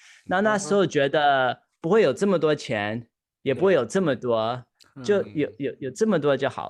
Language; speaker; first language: Chinese; early bilingual, heritage; Chinese